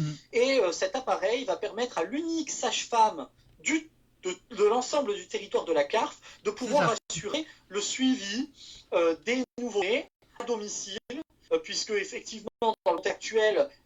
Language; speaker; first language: French; native; French